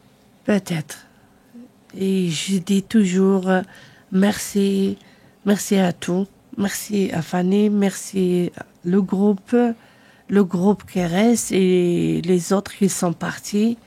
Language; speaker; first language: French; non-native, learner; Arabic